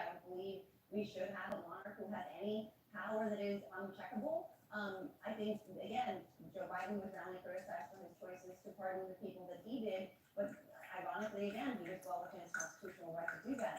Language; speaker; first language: English; native; English